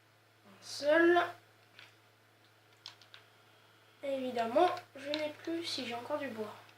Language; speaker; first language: French; native; French